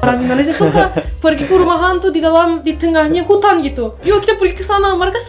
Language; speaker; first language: Indonesian; non-native, fluent; Turkish